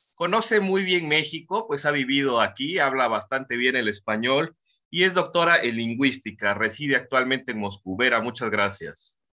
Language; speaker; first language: Spanish; native; Spanish